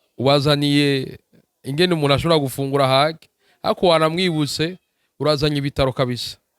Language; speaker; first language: Rundi; native; Rundi